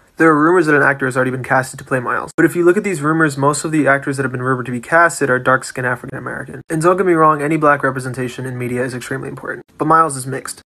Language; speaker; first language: English; native; English